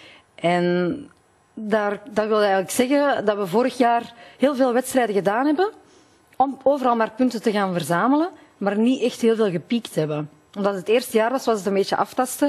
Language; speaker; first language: Dutch; native; Dutch